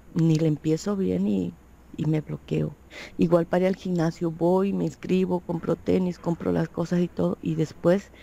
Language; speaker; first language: Spanish; native; Spanish